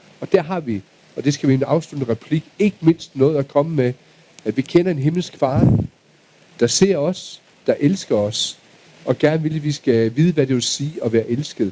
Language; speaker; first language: Danish; native; Danish